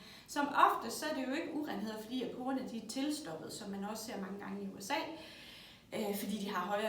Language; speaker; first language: Danish; native; Danish